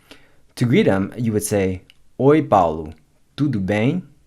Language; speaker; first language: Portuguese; non-native, fluent; English